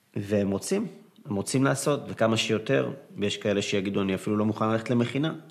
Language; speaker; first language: Hebrew; early bilingual, other home language; Arabic